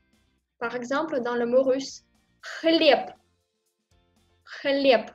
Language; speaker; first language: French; non-native, fluent; Russian